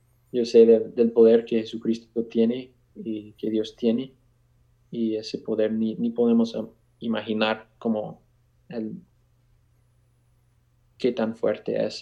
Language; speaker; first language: Spanish; non-native, fluent; English